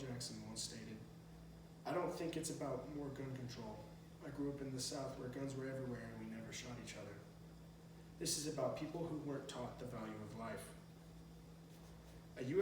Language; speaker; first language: English; native; English